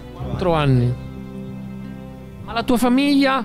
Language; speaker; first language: Italian; native; Italian